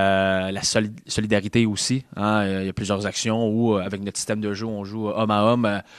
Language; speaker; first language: French; native; French